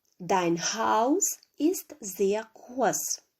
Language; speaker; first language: German; non-native, fluent; Ukrainian